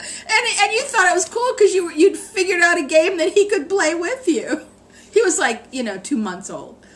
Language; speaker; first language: English; native; English